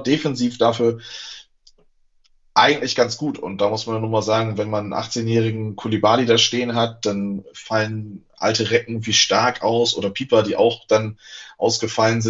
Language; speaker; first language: German; native; German